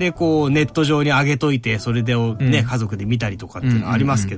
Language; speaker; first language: Japanese; native; Japanese